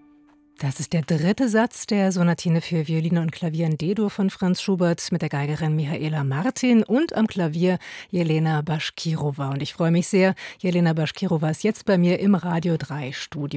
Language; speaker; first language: German; native; German